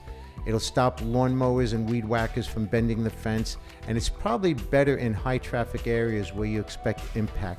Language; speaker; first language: English; native; English